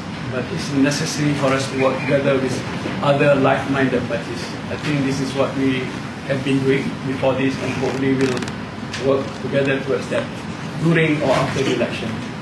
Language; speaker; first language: English; non-native, local second language; Malay